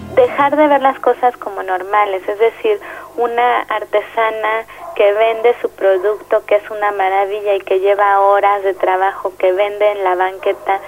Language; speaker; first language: Spanish; native; Spanish